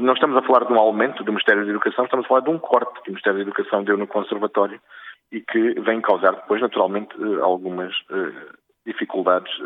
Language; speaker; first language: Portuguese; native; Portuguese